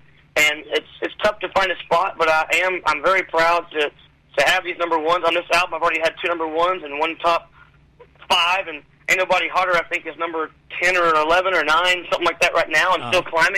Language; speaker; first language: English; native; English